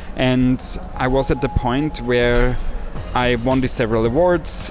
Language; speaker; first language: English; non-native, fluent; German